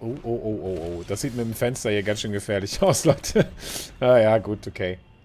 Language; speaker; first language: German; native; German